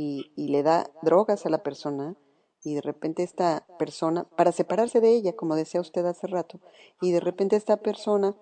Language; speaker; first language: Spanish; native; Spanish